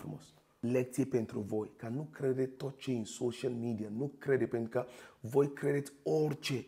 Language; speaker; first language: Romanian; non-native, fluent; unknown